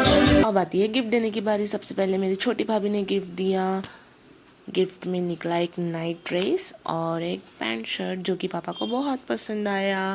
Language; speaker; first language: Hindi; native; Hindi